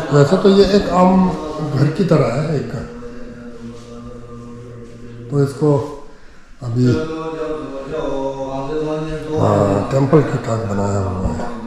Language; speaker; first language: Hindi; non-native, local second language; Tibetan